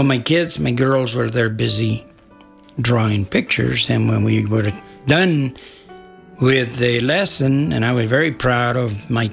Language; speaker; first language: English; non-native, fluent; Spanish